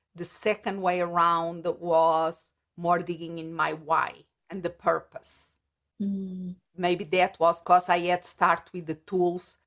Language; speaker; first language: English; non-native, fluent; Portuguese